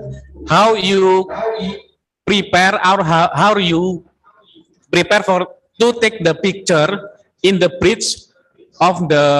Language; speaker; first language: English; non-native, learner; Indonesian